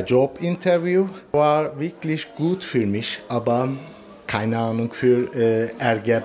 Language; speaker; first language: German; non-native, learner; Turkish